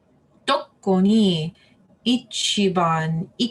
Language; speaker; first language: Japanese; non-native, learner; English